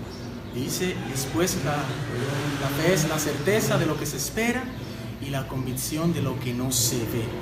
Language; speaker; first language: Spanish; native; Spanish